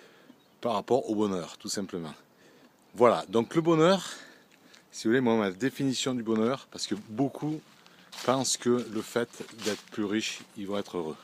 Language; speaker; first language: French; native; French